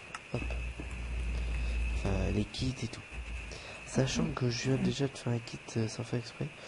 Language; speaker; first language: French; native; French